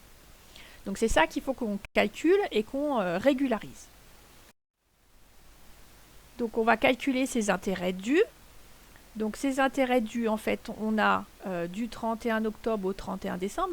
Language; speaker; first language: French; native; French